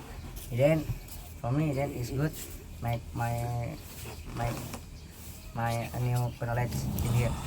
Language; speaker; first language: English; non-native, learner; Indonesian